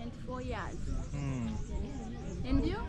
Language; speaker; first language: English; non-native, learner; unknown